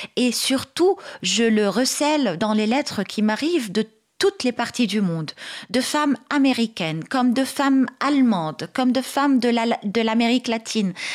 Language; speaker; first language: French; non-native, local second language; Arabic